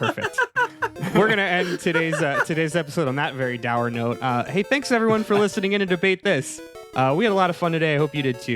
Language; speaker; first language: English; native; English